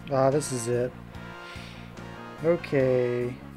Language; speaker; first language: English; native; English